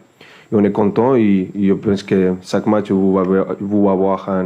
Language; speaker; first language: French; non-native, fluent; Spanish